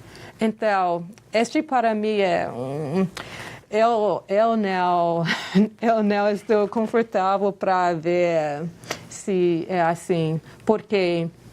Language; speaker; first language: Portuguese; non-native, fluent; English